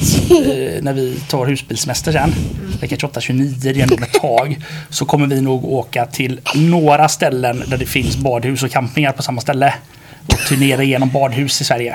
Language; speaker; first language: Swedish; native; Swedish